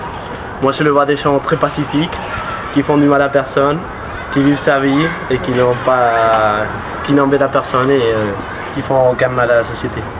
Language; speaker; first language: French; non-native, fluent; Spanish